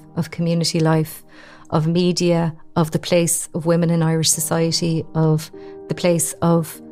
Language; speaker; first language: English; native; English